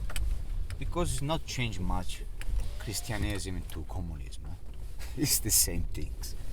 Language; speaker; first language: English; non-native, learner; Italian